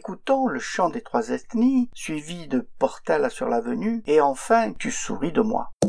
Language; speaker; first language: French; native; French